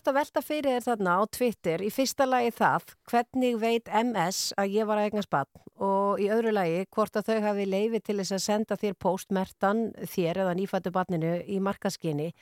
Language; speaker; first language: Icelandic; native; Icelandic